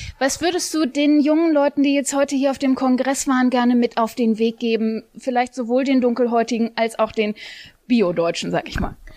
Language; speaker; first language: German; native; German